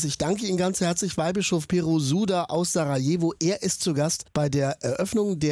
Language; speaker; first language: German; native; German